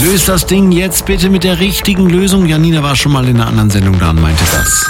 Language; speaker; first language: German; native; German